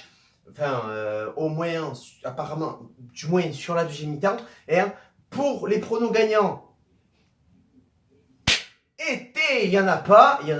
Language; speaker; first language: French; native; French